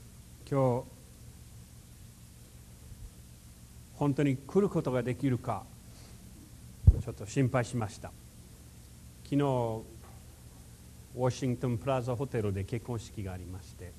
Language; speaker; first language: Japanese; non-native, fluent; English